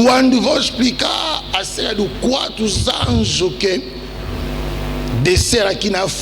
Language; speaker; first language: Portuguese; non-native, learner; Lingala